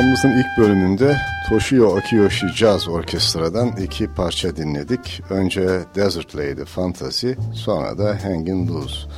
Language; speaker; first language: Turkish; native; Turkish